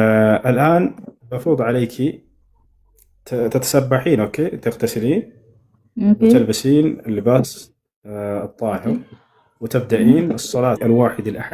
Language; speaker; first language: Arabic; non-native, fluent; Amharic